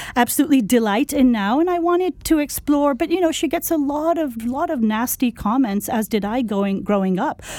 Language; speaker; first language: English; non-native, local second language; Urdu